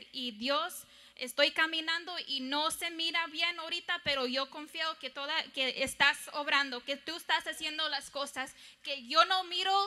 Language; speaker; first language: Spanish; early bilingual, heritage; English